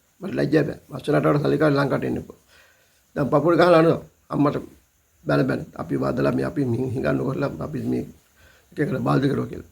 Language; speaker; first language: Sinhala; native; Sinhala